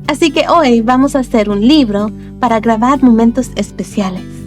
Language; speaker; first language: Spanish; early bilingual, other home language; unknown